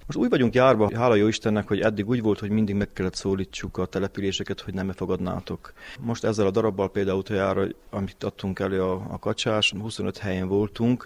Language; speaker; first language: Hungarian; native; Hungarian